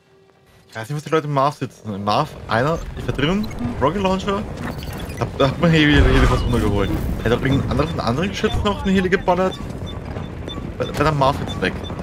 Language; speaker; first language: German; native; German